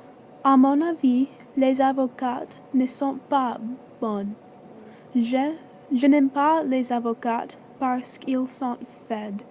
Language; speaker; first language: French; non-native, learner; English